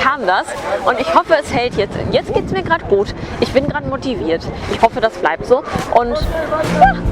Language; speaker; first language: German; native; German